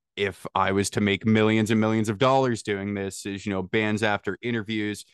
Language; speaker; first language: English; native; English